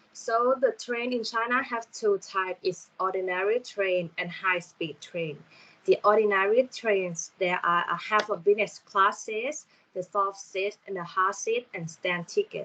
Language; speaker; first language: English; non-native, learner; Thai